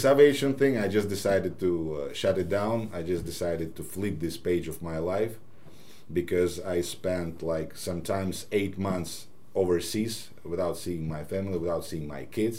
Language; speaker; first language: English; non-native, fluent; Ukrainian